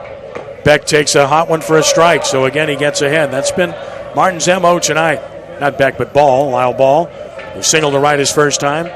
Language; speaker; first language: English; native; English